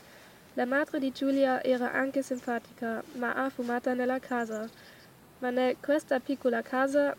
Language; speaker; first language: Italian; non-native, learner; German